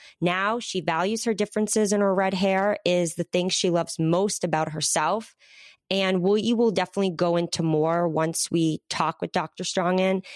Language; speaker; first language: English; native; English